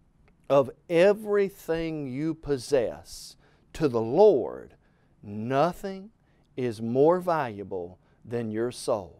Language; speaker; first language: English; native; English